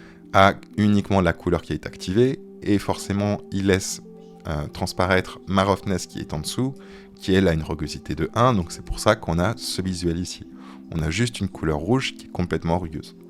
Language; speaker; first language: French; native; French